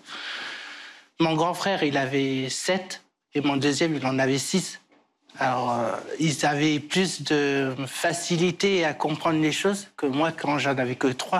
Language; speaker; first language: French; early bilingual, other home language; Portuguese